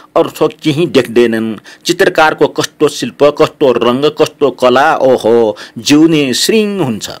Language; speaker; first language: Nepali; native; Nepali